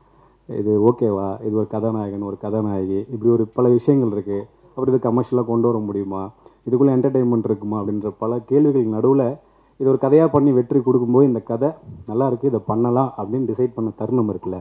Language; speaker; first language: Tamil; native; Tamil